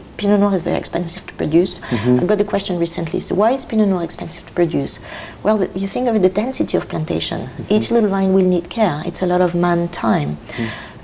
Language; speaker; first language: English; non-native, fluent; French